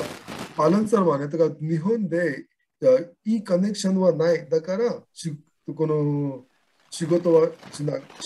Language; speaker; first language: Japanese; non-native, learner; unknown